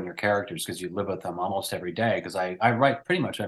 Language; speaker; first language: English; native; English